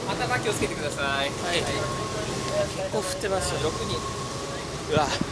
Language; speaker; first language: Japanese; non-native, fluent; German